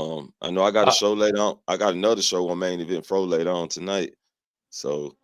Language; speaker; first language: English; native; English